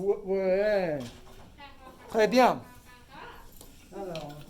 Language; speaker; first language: French; non-native, fluent; English